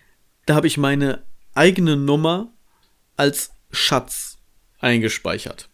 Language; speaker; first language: German; native; German